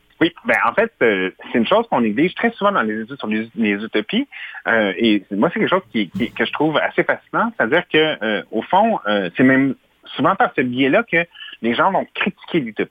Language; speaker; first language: French; native; French